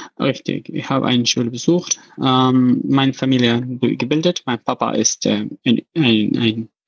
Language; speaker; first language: German; non-native, learner; Arabic